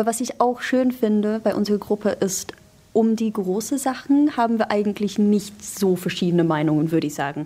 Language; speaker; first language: German; non-native, fluent; English